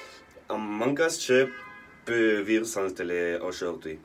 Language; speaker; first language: French; non-native, learner; Spanish